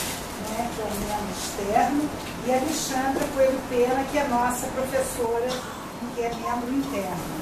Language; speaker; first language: Portuguese; native; Portuguese